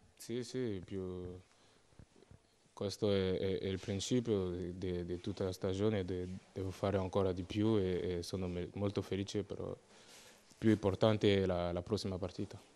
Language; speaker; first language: Italian; non-native, learner; French